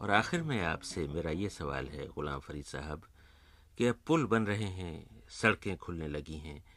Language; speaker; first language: Urdu; native; Urdu